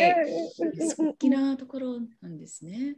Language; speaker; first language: Japanese; non-native, learner; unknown